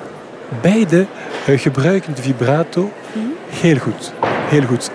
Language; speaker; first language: Dutch; non-native, fluent; French